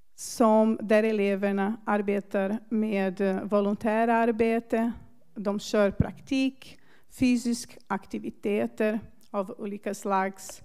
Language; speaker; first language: Swedish; non-native, fluent; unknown